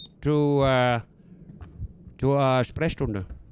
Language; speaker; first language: German; native; German